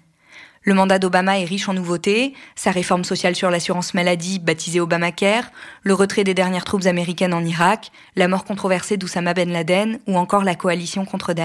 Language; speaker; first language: French; native; French